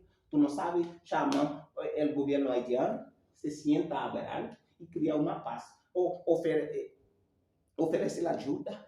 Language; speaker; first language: Spanish; non-native, learner; Haitian Creole